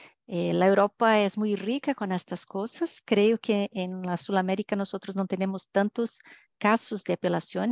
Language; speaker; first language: Spanish; non-native, fluent; Portuguese